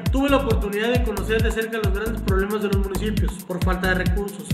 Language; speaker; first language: Spanish; native; Spanish